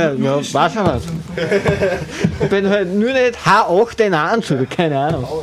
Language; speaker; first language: German; native; German